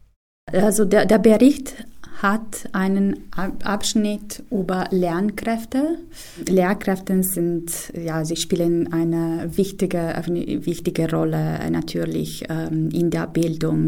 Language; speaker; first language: German; non-native, fluent; Italian